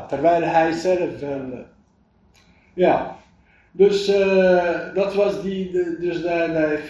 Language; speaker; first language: Dutch; non-native, fluent; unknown